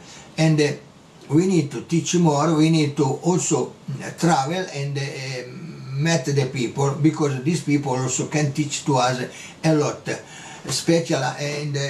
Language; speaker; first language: English; non-native, learner; Italian